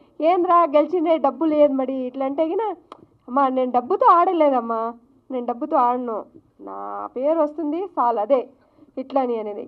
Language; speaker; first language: Telugu; non-native, local second language; Lambadi